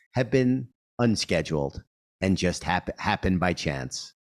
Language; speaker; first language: English; native; English